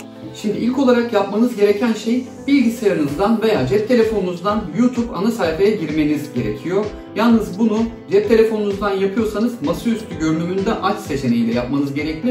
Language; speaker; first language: Turkish; native; Turkish